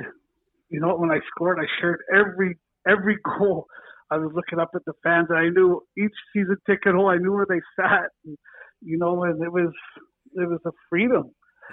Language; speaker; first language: English; native; English